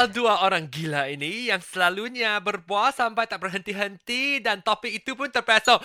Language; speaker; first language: Malay; non-native, local second language; Chinese